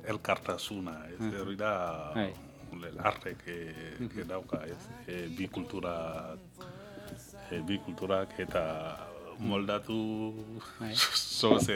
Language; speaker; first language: Basque; non-native, learner; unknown